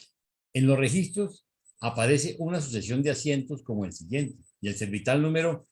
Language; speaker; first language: Spanish; native; Spanish